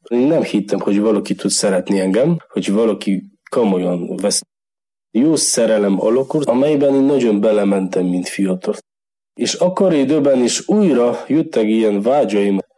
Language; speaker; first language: Hungarian; non-native, learner; Polish